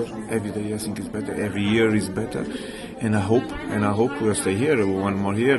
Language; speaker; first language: English; non-native, learner; Portuguese